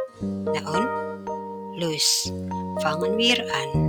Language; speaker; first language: German; non-native, fluent; Indonesian